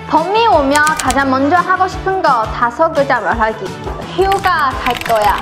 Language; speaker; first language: Korean; non-native, fluent; Chinese